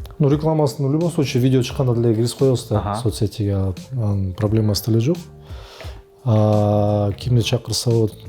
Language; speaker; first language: Kyrgyz; non-native, local second language; Russian